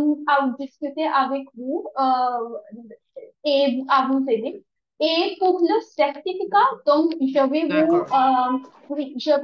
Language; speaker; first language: French; non-native, learner; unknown